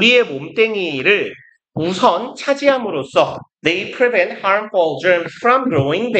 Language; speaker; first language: Korean; native; Korean